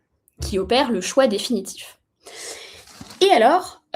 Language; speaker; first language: French; native; French